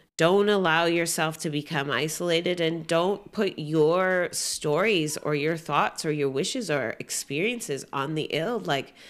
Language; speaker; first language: English; native; English